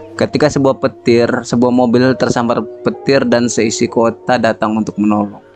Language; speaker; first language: Indonesian; native; Indonesian